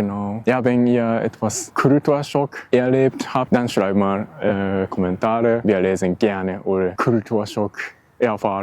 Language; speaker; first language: German; non-native, learner; Japanese